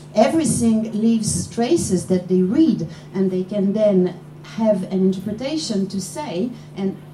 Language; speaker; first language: English; non-native, fluent; Polish